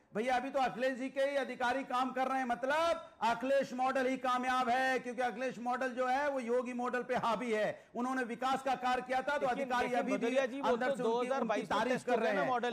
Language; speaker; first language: Hindi; native; Hindi